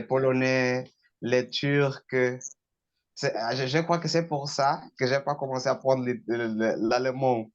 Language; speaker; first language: French; non-native, learner; Portuguese